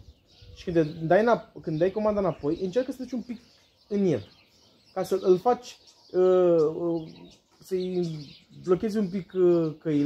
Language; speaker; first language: Romanian; native; Romanian